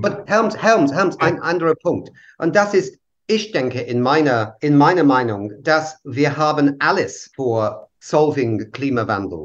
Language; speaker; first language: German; non-native, learner; English